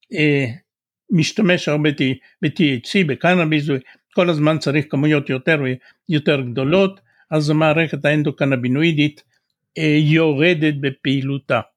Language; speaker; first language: Hebrew; non-native, fluent; Bulgarian